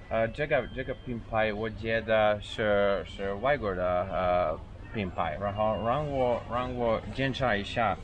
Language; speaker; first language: Chinese; non-native, learner; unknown